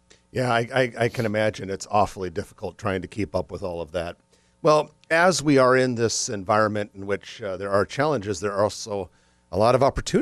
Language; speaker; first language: English; native; English